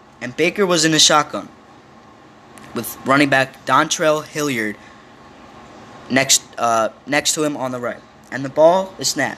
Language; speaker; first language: English; native; English